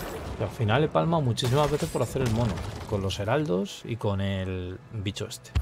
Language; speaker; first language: Spanish; native; Spanish